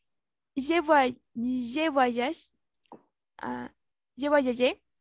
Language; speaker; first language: French; non-native, learner; Spanish